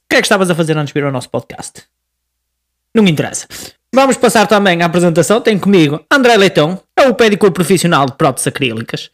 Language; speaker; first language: Portuguese; native; Portuguese